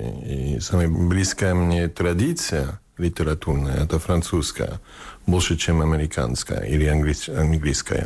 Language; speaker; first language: Russian; non-native, fluent; English